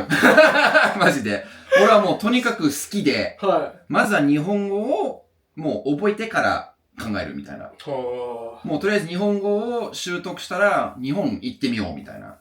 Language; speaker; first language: Japanese; non-native, fluent; English